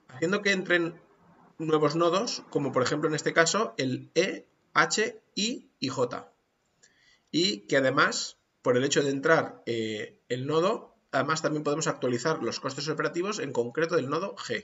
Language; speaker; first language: Spanish; native; Spanish